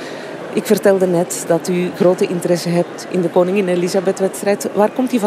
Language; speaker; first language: Dutch; native; Dutch